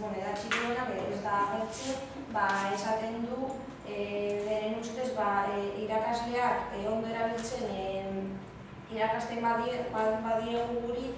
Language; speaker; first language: Basque; non-native, local second language; Spanish